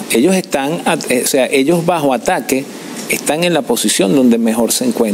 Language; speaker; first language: Spanish; native; Spanish